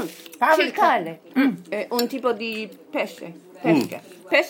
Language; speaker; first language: Italian; non-native, learner; English